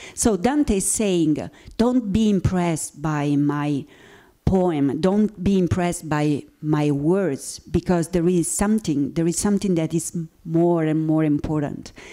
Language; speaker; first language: English; non-native, fluent; Italian